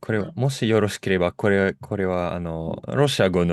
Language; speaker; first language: Japanese; non-native, fluent; Russian